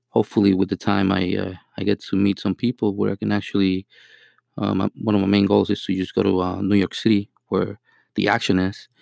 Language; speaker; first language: English; non-native, fluent; Spanish